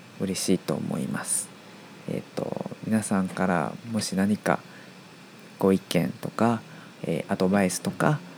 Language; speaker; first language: Japanese; non-native, fluent; Chinese